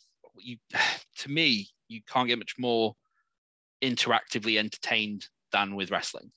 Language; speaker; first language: English; native; English